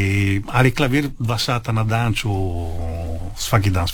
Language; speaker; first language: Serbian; early bilingual, heritage; Italian